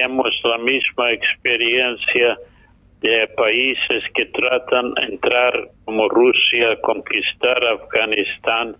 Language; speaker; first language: Spanish; non-native, fluent; English